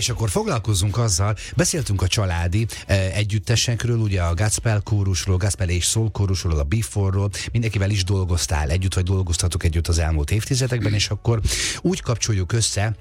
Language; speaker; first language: Hungarian; native; Hungarian